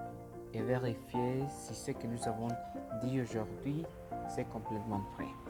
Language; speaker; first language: French; non-native, learner; Spanish